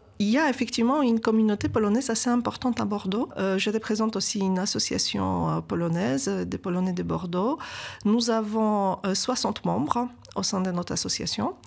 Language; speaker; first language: French; non-native, fluent; Polish